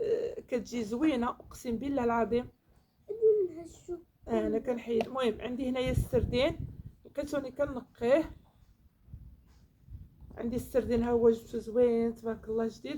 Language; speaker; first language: Arabic; native; Arabic